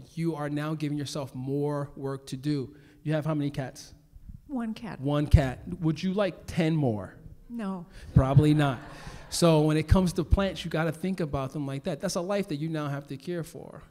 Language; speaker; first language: English; native; English